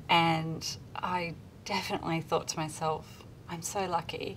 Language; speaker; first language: English; native; English